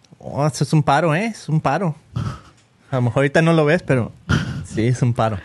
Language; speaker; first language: Spanish; native; Spanish